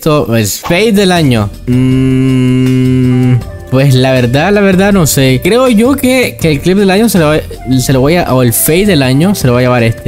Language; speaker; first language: Spanish; native; Spanish